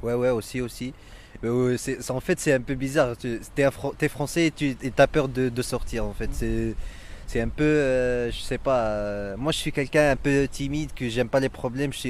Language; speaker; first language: French; non-native, local second language; Arabic